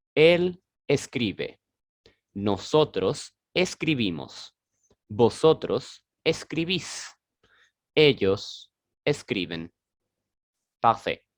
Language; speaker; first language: Spanish; non-native, learner; French